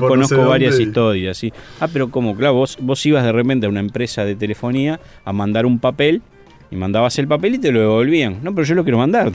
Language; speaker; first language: Spanish; native; Spanish